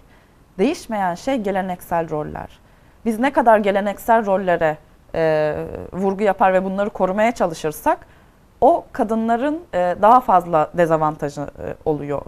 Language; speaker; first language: Turkish; native; Turkish